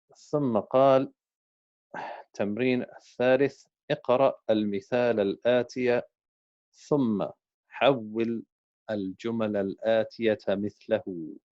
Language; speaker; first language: Arabic; non-native, fluent; English